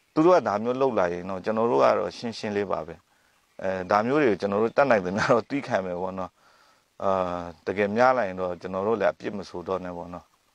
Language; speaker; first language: Burmese; native; Burmese